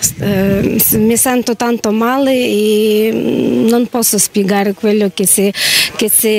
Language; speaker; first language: Italian; non-native, learner; Ukrainian